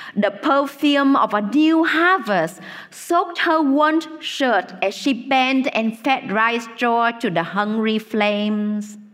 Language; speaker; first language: English; non-native, fluent; Vietnamese